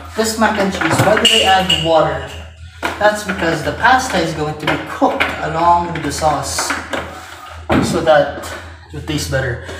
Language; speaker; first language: English; non-native, local second language; Filipino